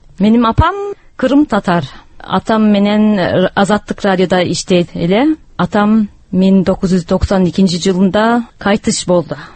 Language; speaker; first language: Kyrgyz; early bilingual, heritage; Kyrgyz